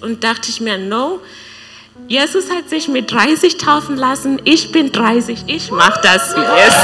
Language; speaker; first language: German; non-native, learner; English